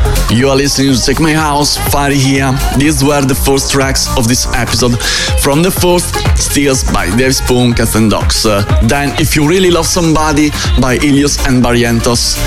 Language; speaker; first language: English; non-native, fluent; Italian